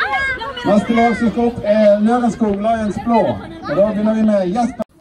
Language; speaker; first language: Norwegian; native; Norwegian